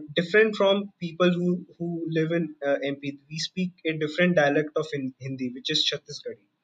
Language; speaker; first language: English; non-native, local second language; Hindi